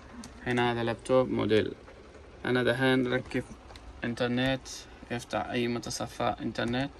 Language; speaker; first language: Arabic; non-native, learner; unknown